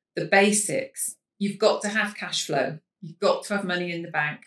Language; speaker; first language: English; native; English